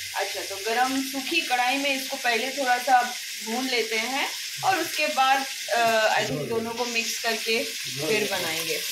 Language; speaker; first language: Hindi; non-native, local second language; Bangla